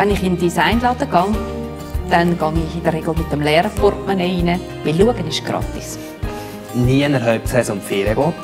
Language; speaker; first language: German; native; German